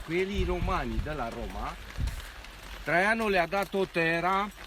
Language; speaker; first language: Italian; non-native, learner; Romanian